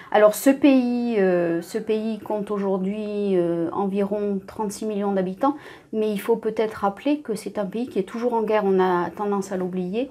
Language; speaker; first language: French; native; French